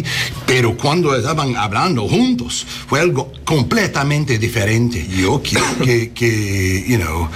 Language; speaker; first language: Spanish; early bilingual, heritage; English